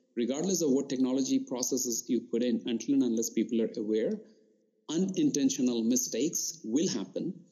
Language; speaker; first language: English; non-native, local second language; Bangla